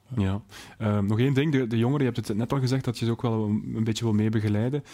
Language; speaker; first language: Dutch; native; Dutch